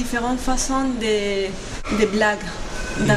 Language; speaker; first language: French; non-native, learner; Spanish